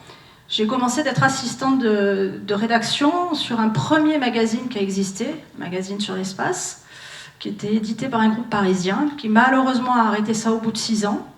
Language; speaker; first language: French; native; French